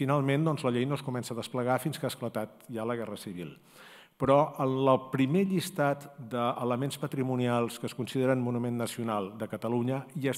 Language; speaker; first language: Catalan; native; Catalan